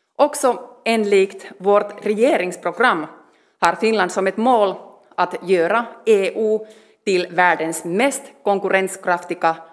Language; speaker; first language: Swedish; non-native, learner; Finnish